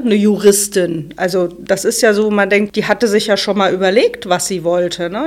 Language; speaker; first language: German; native; German